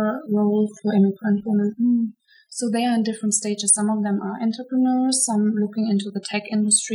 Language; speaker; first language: English; non-native, fluent; German